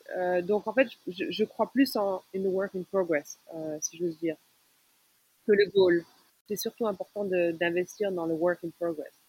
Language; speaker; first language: French; non-native, local second language; Arabic